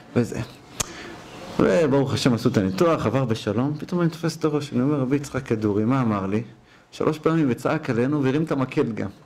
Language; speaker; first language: Hebrew; native; Hebrew